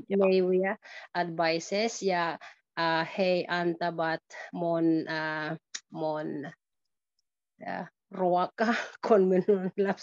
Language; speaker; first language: Finnish; non-native, learner; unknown